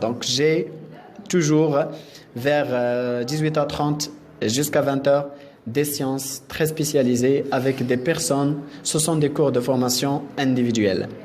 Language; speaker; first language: French; non-native, local second language; Arabic